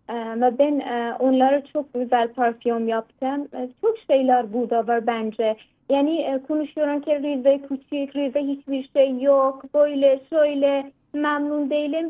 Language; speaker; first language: Turkish; non-native, learner; Persian